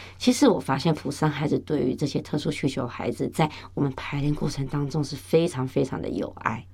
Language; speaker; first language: Chinese; native; Chinese